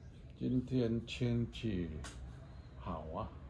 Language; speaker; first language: Chinese; non-native, learner; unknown